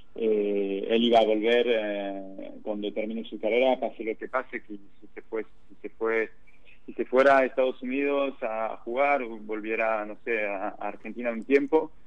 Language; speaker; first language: Spanish; non-native, fluent; French